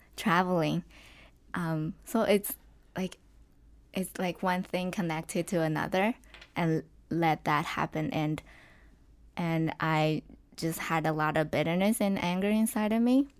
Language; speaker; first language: English; non-native, fluent; Chinese